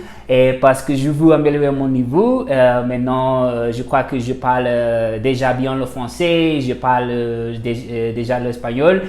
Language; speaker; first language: French; non-native, learner; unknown